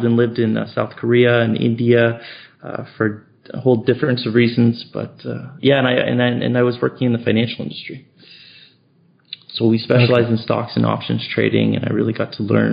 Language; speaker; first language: English; native; English